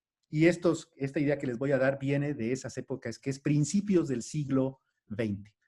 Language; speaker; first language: Spanish; native; Spanish